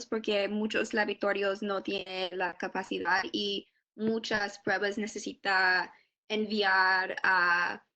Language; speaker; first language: Spanish; non-native, learner; English